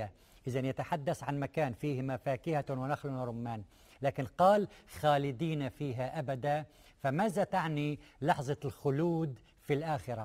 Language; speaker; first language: Arabic; native; Arabic